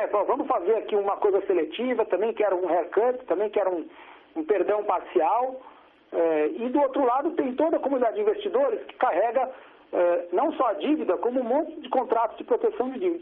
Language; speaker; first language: Portuguese; native; Portuguese